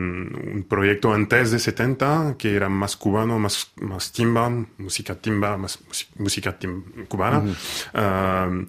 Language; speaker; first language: Spanish; non-native, fluent; French